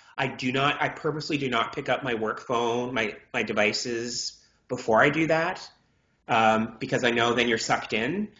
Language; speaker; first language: English; native; English